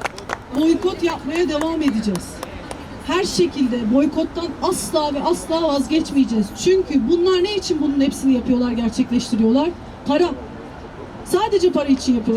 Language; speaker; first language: Turkish; native; Turkish